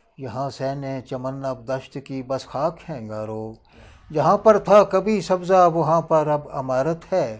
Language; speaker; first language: Urdu; non-native, local second language; Northern Hindko